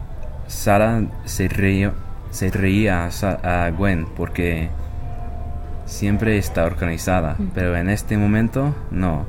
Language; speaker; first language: Spanish; non-native, learner; English